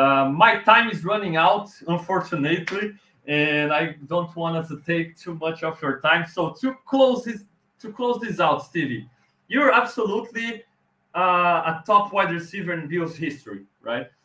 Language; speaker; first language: English; non-native, fluent; Portuguese